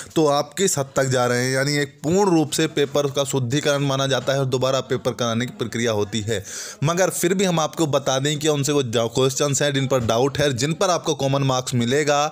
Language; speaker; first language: Hindi; native; Hindi